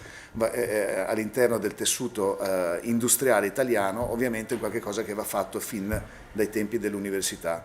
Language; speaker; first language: Italian; native; Italian